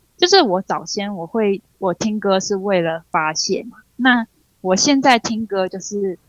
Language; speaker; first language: Chinese; native; Chinese